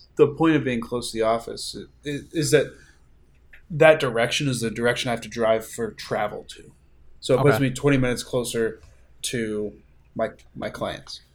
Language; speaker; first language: English; native; English